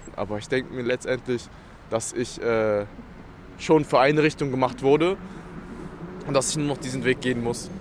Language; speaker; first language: German; early bilingual, other home language; Vietnamese